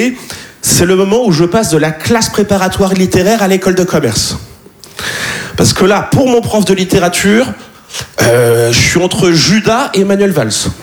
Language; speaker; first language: French; native; French